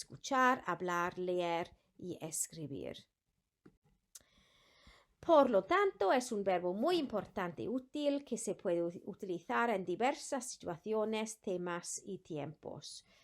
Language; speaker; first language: Spanish; non-native, fluent; Welsh